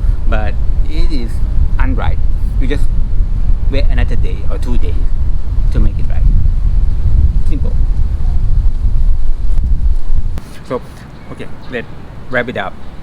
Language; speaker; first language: English; non-native, fluent; Thai